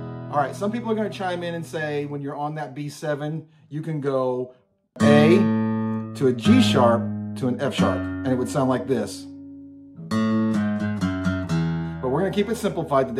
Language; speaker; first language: English; native; English